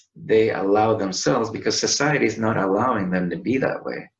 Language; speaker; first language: English; native; English